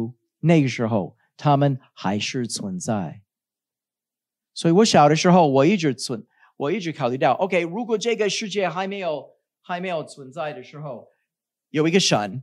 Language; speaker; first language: Chinese; non-native, fluent; English